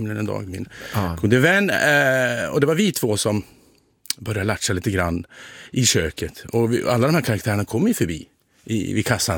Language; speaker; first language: Swedish; native; Swedish